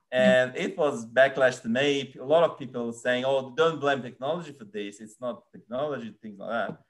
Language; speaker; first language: English; non-native, fluent; Persian